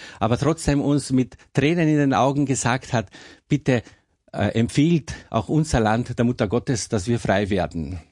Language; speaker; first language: German; non-native, local second language; Slovenian